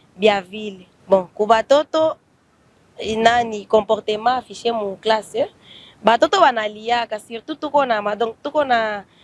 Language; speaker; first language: Swahili; native; Swahili